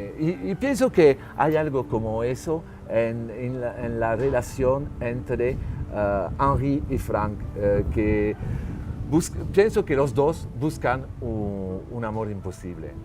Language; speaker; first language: Spanish; non-native, learner; French